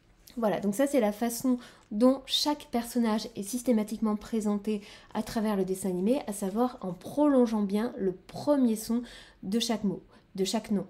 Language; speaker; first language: French; native; French